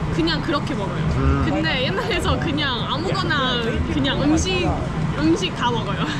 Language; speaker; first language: Korean; non-native, fluent; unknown